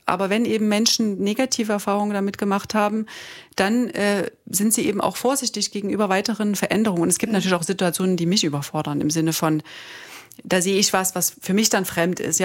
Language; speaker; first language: German; native; German